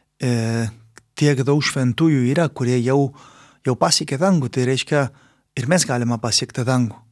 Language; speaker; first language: Lithuanian; non-native, fluent; Spanish